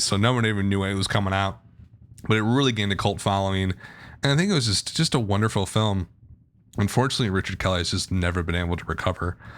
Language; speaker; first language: English; native; English